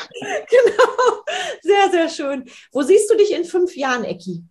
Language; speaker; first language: German; native; German